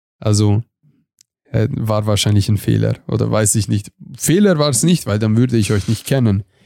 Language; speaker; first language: German; non-native, fluent; Hungarian